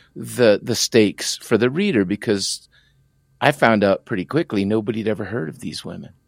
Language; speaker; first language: English; early bilingual, other home language; Spanish